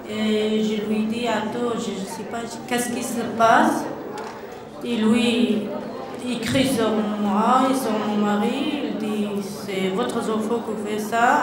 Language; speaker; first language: French; non-native, learner; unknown